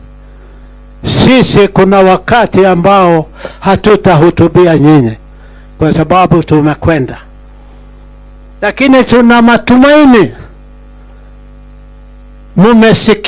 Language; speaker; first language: Swahili; non-native, local second language; Kikuyu